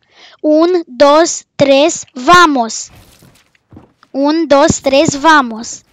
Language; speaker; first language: Spanish; non-native, learner; Romanian